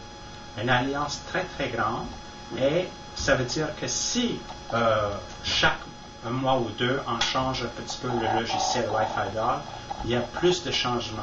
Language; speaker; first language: French; non-native, fluent; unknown